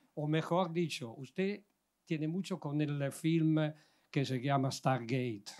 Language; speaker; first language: Spanish; non-native, learner; Italian